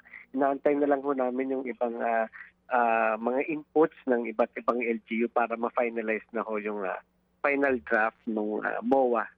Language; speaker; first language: Filipino; native; Filipino